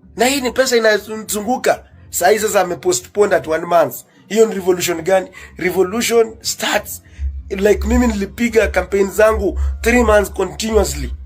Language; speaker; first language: Swahili; non-native, local second language; Luyia